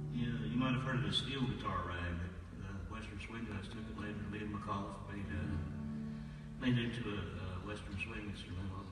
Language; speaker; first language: English; native; English